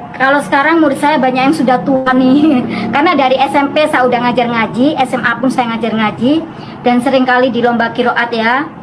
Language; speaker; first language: Indonesian; non-native, local second language; Madurese